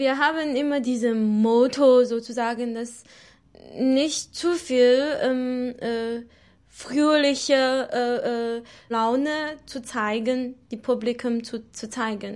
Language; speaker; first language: German; non-native, learner; Chinese